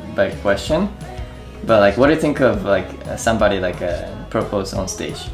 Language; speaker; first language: English; non-native, fluent; Japanese